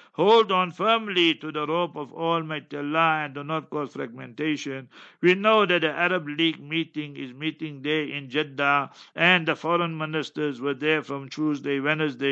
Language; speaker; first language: English; native; English